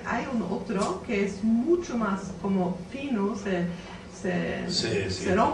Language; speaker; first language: Spanish; non-native, learner; Norwegian